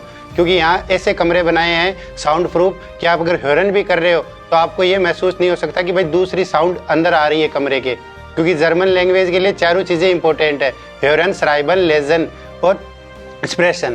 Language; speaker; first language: Hindi; native; Hindi